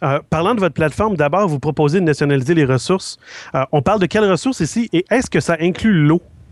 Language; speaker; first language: French; native; French